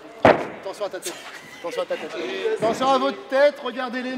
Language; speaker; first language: French; native; French